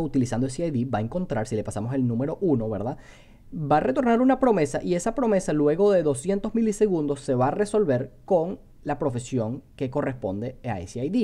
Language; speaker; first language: Spanish; native; Spanish